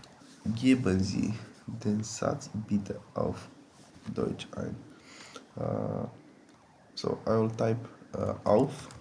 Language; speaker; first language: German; non-native, learner; Romanian